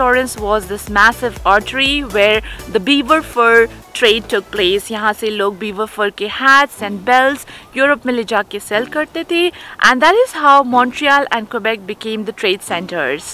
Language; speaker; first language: English; non-native, local second language; Hindi